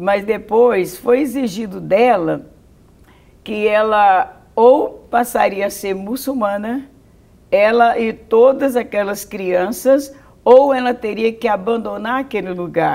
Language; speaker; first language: Portuguese; native; Portuguese